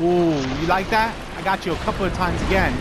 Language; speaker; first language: English; native; English